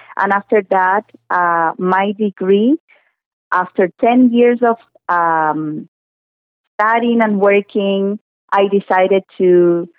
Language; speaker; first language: English; non-native, fluent; Spanish